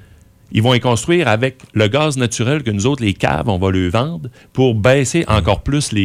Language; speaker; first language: French; native; French